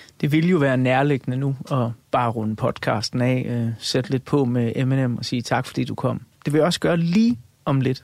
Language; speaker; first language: Danish; native; Danish